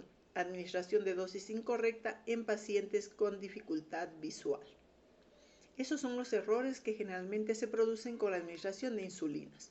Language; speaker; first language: Spanish; native; Spanish